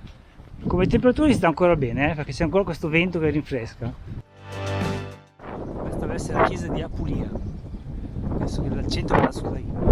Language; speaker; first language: Italian; native; Italian